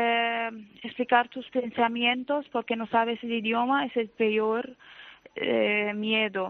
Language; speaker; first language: Spanish; non-native, fluent; Arabic